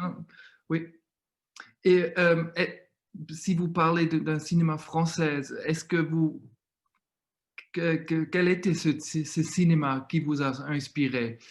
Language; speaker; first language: French; non-native, fluent; German